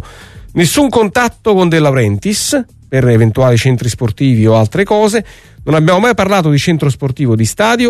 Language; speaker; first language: Italian; native; Italian